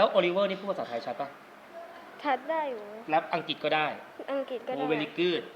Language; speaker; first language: Thai; native; Thai